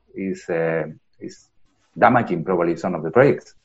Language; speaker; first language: English; non-native, fluent; Spanish